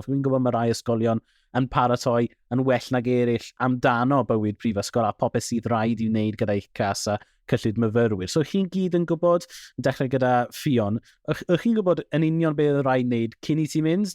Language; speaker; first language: Welsh; native; Welsh